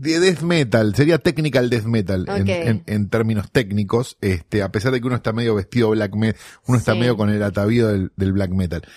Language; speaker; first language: Spanish; native; Spanish